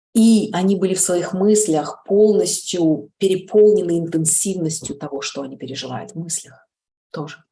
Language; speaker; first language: Russian; native; Russian